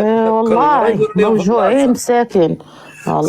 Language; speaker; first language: Arabic; native; Arabic